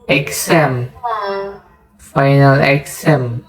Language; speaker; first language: English; non-native, learner; Indonesian